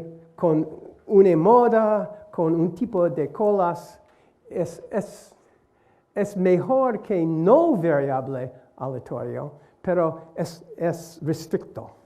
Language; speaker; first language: Spanish; non-native, learner; English